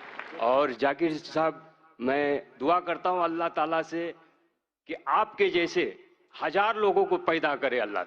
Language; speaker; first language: Hindi; non-native, local second language; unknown